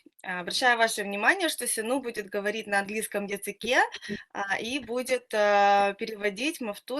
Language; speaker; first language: Russian; native; Russian